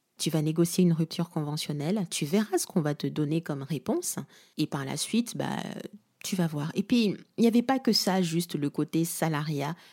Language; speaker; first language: French; non-native, local second language; Lingala